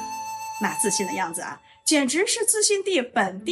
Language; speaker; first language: Chinese; native; Chinese